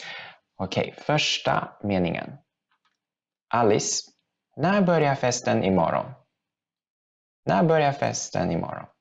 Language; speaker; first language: Swedish; non-native, fluent; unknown